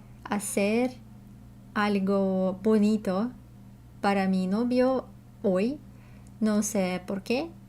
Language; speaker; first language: Spanish; non-native, learner; Russian